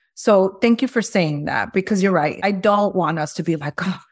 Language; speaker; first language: English; early bilingual, other home language; Spanish